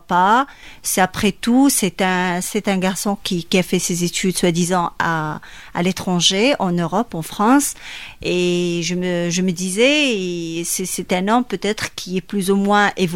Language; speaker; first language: French; non-native, local second language; Arabic